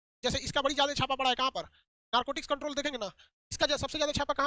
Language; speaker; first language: Hindi; native; Hindi